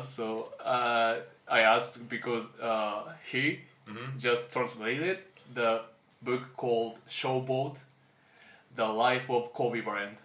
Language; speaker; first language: English; non-native, learner; Japanese